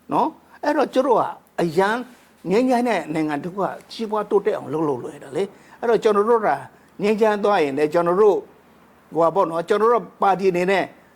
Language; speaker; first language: Burmese; non-native, local second language; Shan